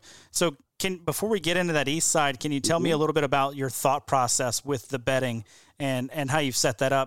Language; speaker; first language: English; native; English